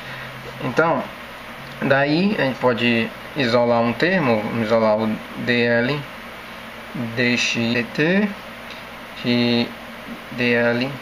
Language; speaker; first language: Portuguese; native; Portuguese